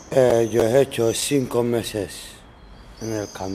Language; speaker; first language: Spanish; non-native, learner; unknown